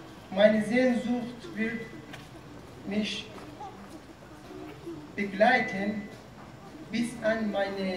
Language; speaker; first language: German; non-native, fluent; Persian